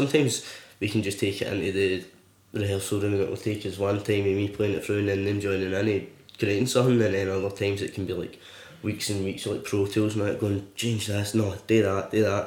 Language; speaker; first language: English; native; English